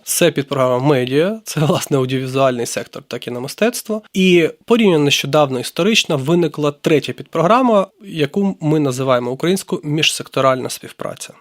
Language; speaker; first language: Ukrainian; native; Ukrainian